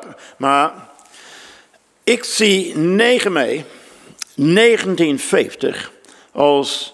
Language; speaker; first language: Dutch; non-native, fluent; English